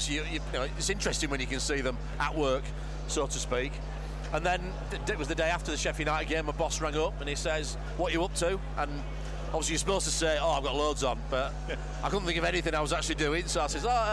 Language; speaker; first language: English; native; English